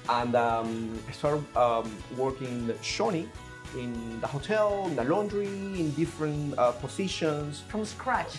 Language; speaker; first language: English; non-native, learner; Spanish